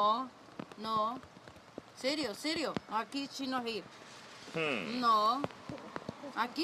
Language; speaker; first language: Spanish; non-native, learner; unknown